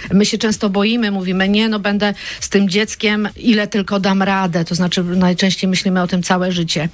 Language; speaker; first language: Polish; native; Polish